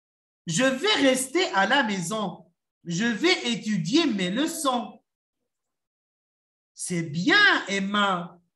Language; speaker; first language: French; non-native, fluent; Arabic